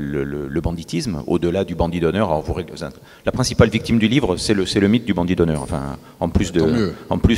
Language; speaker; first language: French; native; French